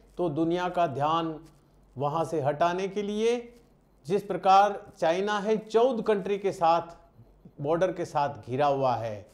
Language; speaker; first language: Hindi; non-native, local second language; Gujarati